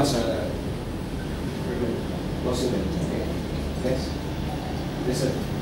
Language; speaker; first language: English; non-native, learner; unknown